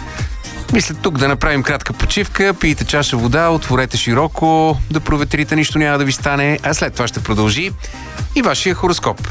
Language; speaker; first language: Bulgarian; native; Bulgarian